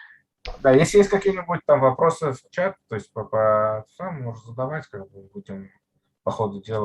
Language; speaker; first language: Russian; native; Russian